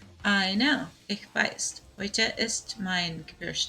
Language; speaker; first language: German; non-native, learner; English